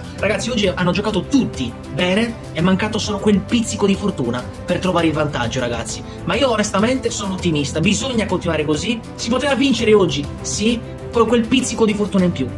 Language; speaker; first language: Italian; native; Italian